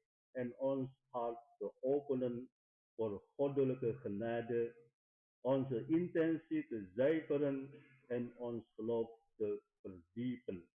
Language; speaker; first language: Dutch; non-native, fluent; Indonesian